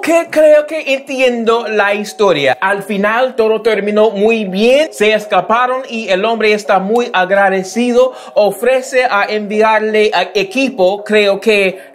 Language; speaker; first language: Spanish; non-native, fluent; English